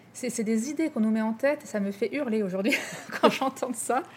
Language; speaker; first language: French; native; French